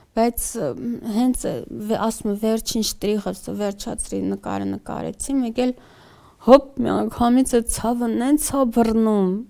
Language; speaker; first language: Armenian; native; Armenian